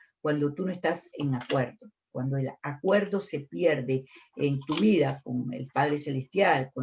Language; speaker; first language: Spanish; native; Spanish